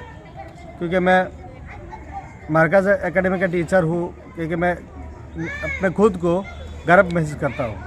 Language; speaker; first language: Hindi; non-native, local second language; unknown